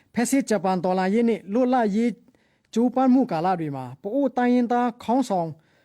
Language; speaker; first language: Burmese; non-native, local second language; Pa'o Karen